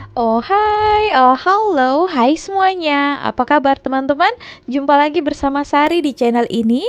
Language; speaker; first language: Indonesian; native; Indonesian